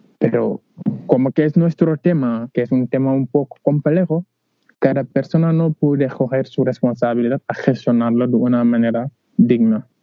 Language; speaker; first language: Spanish; non-native, learner; Wolof